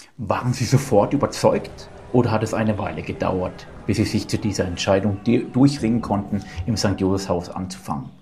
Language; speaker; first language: German; native; German